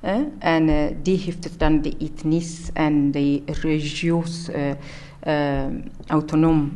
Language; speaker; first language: Dutch; non-native, learner; Tigrinya